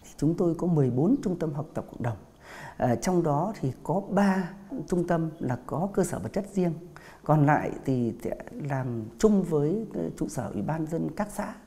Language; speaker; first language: Vietnamese; native; Vietnamese